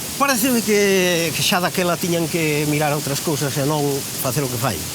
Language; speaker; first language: Galician; native; Galician